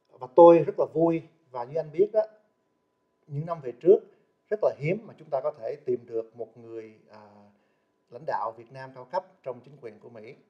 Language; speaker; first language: Vietnamese; early bilingual, heritage; Vietnamese